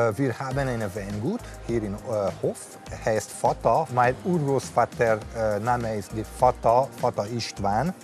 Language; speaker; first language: German; non-native, learner; Hungarian